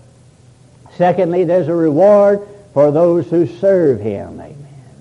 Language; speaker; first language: English; native; English